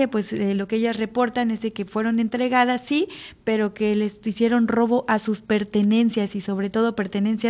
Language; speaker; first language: Spanish; native; Spanish